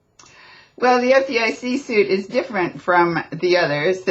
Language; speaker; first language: English; native; English